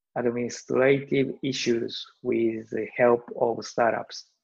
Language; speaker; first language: English; non-native, learner; Japanese